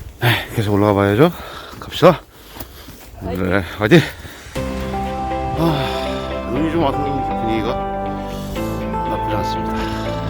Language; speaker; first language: Korean; native; Korean